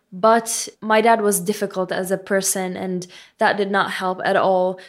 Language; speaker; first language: English; non-native, fluent; Arabic